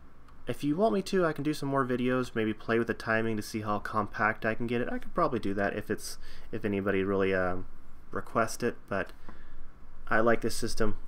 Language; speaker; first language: English; native; English